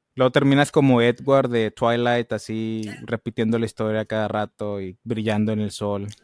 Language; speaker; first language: Spanish; early bilingual, heritage; Spanish